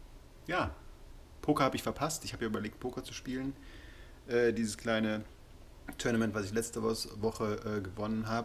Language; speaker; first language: German; native; German